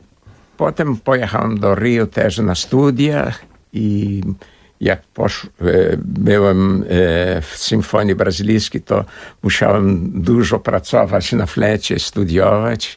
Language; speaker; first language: Polish; early bilingual, heritage; Portuguese